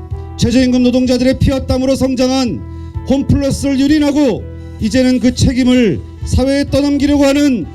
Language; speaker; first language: Korean; native; Korean